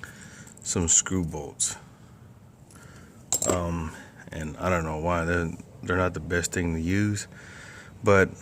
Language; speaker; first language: English; native; English